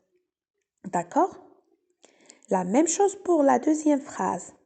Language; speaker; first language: French; non-native, local second language; Arabic